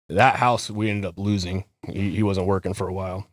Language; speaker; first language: English; native; English